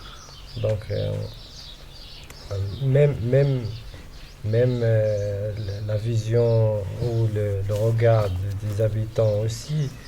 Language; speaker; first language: French; non-native, local second language; Arabic